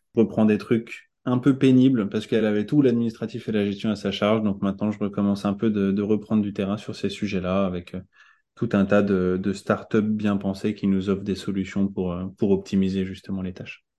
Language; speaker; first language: French; native; French